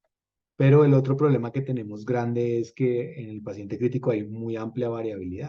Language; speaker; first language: Spanish; native; Spanish